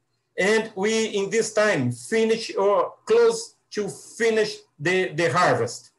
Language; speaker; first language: English; non-native, learner; Portuguese